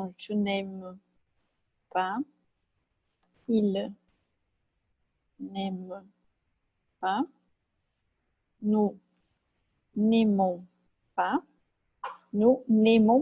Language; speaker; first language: French; non-native, fluent; Portuguese